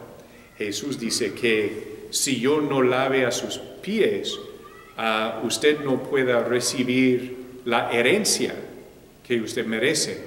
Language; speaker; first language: Spanish; non-native, fluent; English